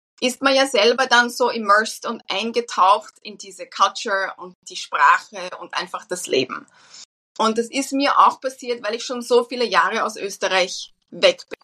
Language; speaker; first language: German; native; German